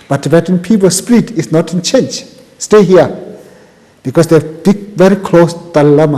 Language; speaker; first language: English; non-native, local second language; Tibetan